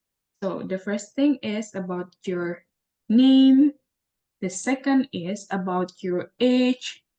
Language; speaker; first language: English; non-native, learner; Indonesian